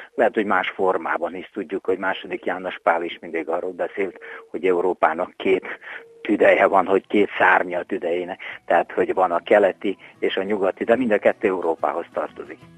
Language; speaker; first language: Hungarian; native; Hungarian